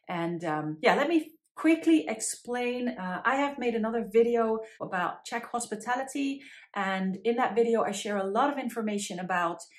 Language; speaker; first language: English; non-native, fluent; Dutch